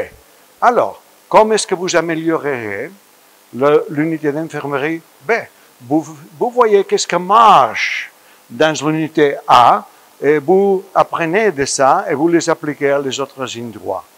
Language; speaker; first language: French; non-native, fluent; Spanish